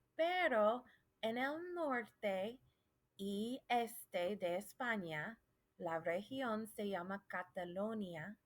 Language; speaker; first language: Spanish; non-native, fluent; English